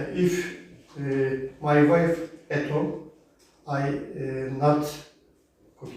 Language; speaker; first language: English; non-native, learner; Turkish